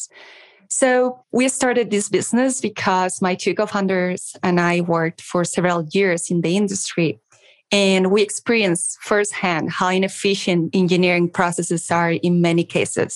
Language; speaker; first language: English; non-native, fluent; Spanish